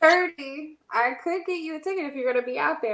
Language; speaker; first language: English; native; English